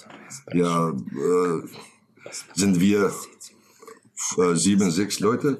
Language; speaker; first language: German; non-native, learner; Kurdish